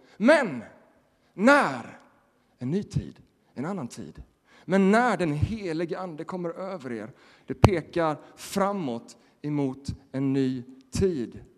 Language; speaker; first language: Swedish; native; Swedish